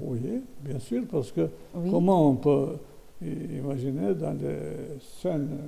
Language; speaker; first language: French; non-native, fluent; Albanian